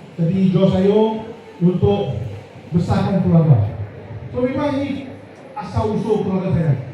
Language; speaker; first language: Malay; non-native, local second language; Chinese